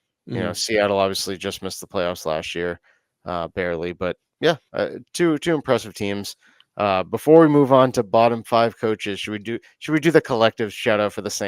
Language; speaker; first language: English; native; English